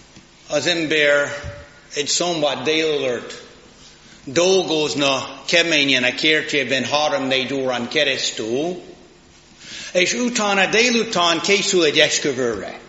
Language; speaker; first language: Hungarian; non-native, fluent; English